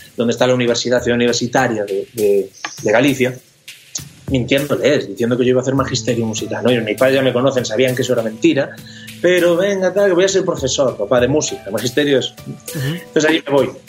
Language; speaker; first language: Spanish; native; Spanish